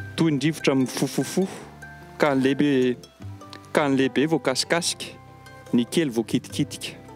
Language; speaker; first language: Malagasy; non-native, fluent; French